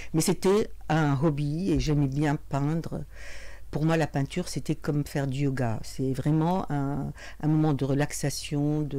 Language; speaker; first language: French; non-native, local second language; Arabic